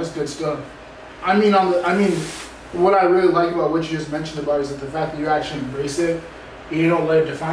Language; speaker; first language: English; native; English